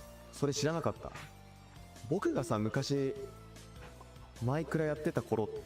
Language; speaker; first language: Japanese; native; Japanese